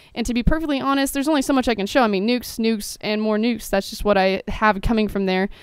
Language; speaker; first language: English; native; English